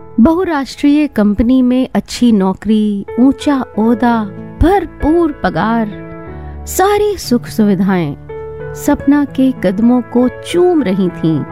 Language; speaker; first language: Hindi; native; Hindi